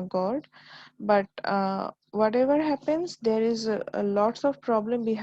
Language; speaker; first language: English; non-native, local second language; Bangla